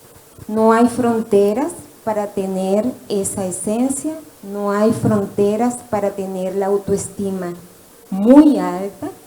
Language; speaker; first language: Portuguese; non-native, learner; Spanish